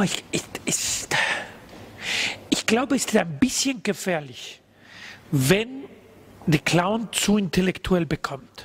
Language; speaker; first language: German; non-native, learner; Spanish